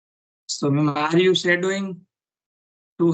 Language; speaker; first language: English; non-native, learner; Gujarati